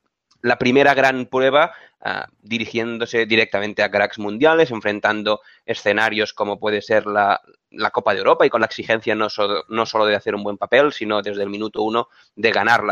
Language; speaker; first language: Spanish; native; Spanish